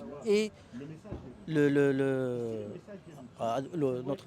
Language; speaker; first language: French; non-native, learner; Arabic